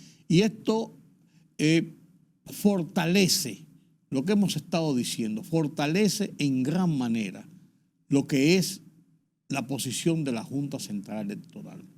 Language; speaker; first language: Spanish; native; Spanish